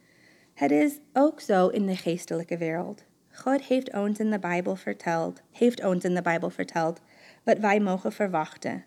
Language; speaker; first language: Dutch; non-native, fluent; English